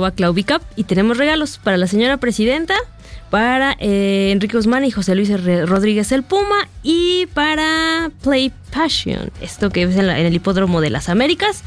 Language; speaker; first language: Spanish; native; Spanish